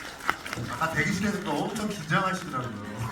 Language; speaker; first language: Korean; native; Korean